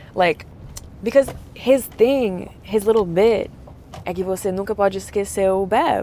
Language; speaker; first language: Portuguese; early bilingual, heritage; Portuguese